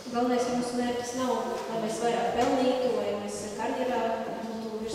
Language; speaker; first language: Latvian; non-native, local second language; Russian